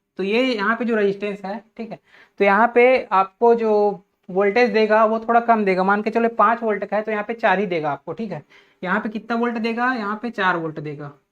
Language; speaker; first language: Hindi; native; Hindi